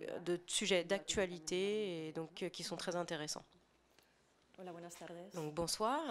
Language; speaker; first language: French; non-native, fluent; Spanish